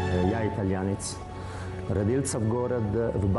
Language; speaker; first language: Russian; non-native, learner; Italian